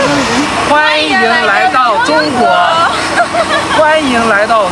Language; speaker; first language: Chinese; non-native, learner; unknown